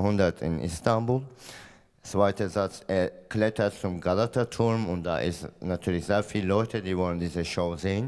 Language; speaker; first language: German; non-native, fluent; Turkish